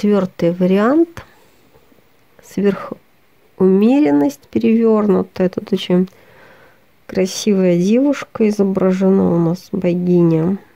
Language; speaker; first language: Russian; native; Russian